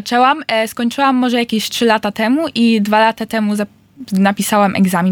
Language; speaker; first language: Polish; early bilingual, heritage; Polish